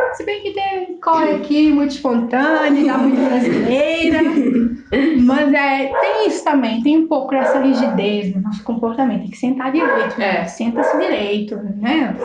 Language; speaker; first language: Portuguese; non-native, local second language; Kabuverdianu